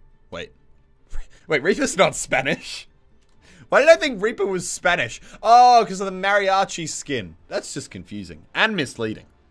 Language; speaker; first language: English; native; English